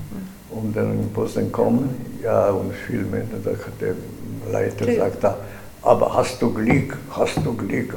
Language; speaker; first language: German; non-native, learner; Polish